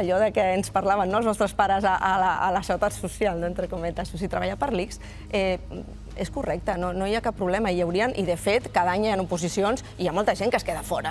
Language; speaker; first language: Catalan; native; Catalan